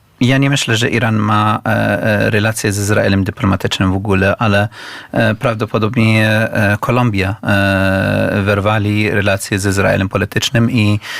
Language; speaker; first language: Polish; non-native, learner; Arabic